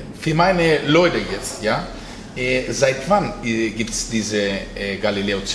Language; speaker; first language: German; non-native, fluent; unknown